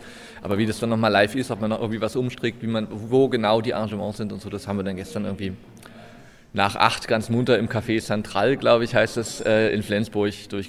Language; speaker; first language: German; native; German